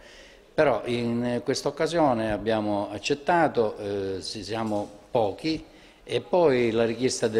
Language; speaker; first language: Italian; native; Italian